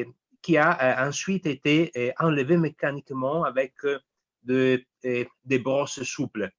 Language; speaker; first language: French; non-native, fluent; Italian